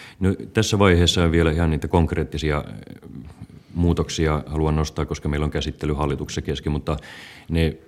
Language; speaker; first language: Finnish; native; Finnish